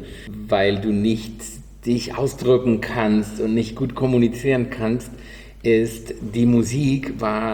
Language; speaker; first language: German; non-native, learner; Spanish